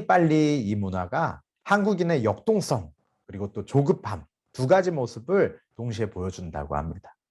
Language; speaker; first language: Korean; native; Korean